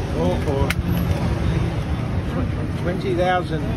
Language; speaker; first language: English; native; English